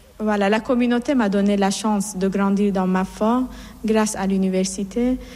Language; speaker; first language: French; non-native, fluent; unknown